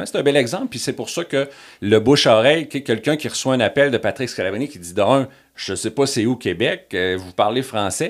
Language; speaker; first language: French; native; French